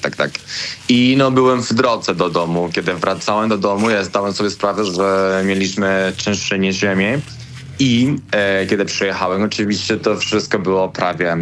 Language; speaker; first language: Polish; non-native, fluent; Spanish